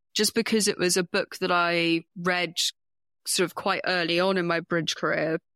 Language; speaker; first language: English; native; English